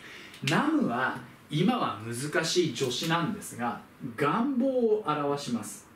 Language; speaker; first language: Japanese; native; Japanese